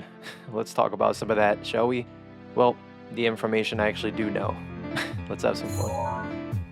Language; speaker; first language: English; native; English